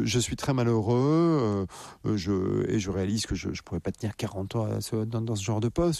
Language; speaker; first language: French; native; French